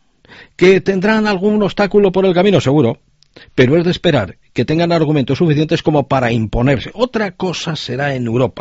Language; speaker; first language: Spanish; native; Spanish